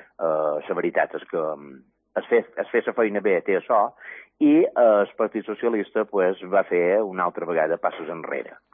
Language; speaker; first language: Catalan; native; Catalan